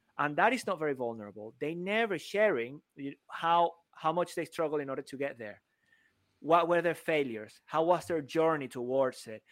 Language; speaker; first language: English; non-native, fluent; Spanish